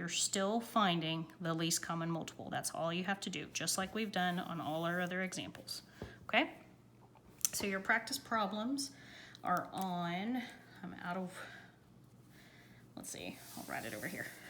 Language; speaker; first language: English; native; English